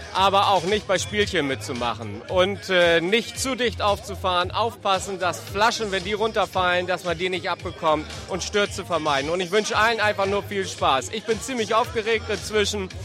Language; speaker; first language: German; native; German